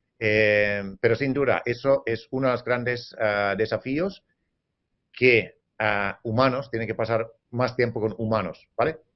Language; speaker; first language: Spanish; non-native, fluent; Finnish